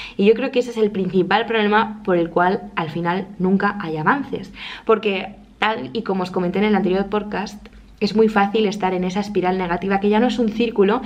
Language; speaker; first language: Spanish; native; Spanish